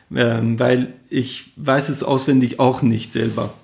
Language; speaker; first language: German; non-native, fluent; Persian